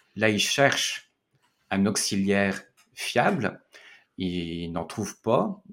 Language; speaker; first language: French; native; French